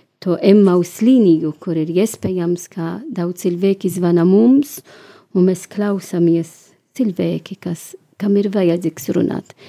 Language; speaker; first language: Latvian; non-native, learner; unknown